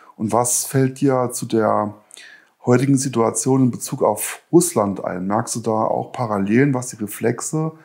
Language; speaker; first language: German; native; German